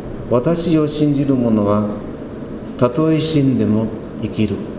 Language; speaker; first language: Japanese; non-native, fluent; German